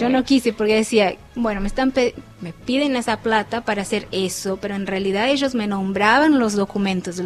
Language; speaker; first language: Spanish; non-native, fluent; Portuguese